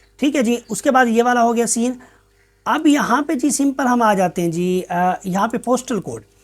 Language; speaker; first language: Urdu; non-native, local second language; Punjabi